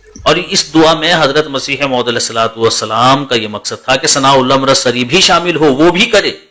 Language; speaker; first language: Urdu; native; Urdu